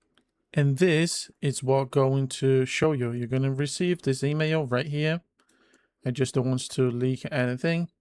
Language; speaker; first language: English; non-native, fluent; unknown